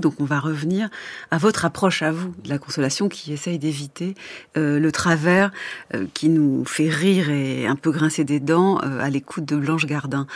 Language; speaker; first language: French; native; French